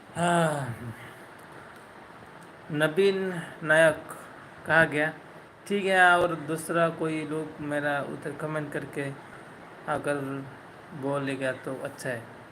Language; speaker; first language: Hindi; non-native, learner; Bangla